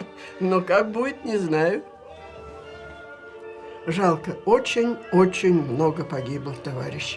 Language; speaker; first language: Russian; native; Russian